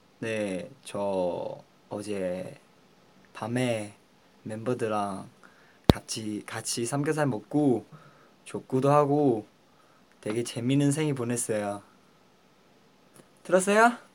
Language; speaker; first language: Korean; non-native, fluent; Chinese